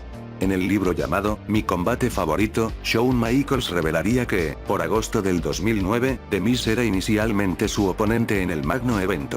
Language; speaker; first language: Spanish; native; Spanish